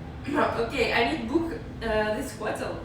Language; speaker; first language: English; non-native, learner; Russian